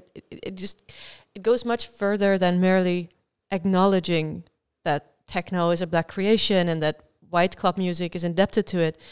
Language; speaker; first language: English; non-native, fluent; Dutch